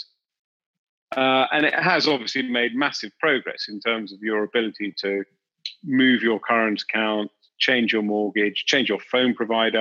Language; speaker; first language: English; native; English